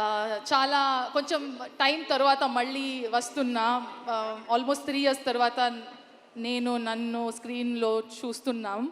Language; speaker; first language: Telugu; non-native, learner; Kannada